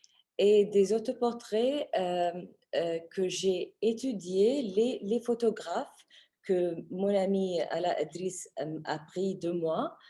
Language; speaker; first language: French; non-native, fluent; Arabic